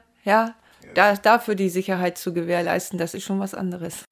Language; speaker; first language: German; native; German